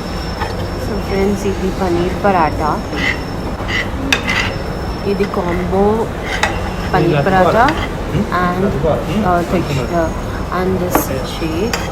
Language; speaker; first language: Telugu; non-native, learner; Kannada